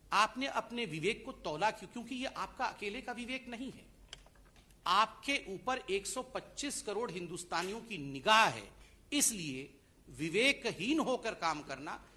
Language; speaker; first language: Hindi; non-native, local second language; Odia